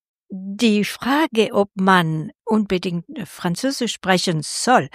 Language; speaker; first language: German; non-native, fluent; French